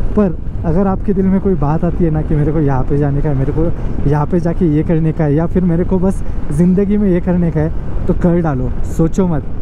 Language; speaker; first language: Hindi; non-native, local second language; Marathi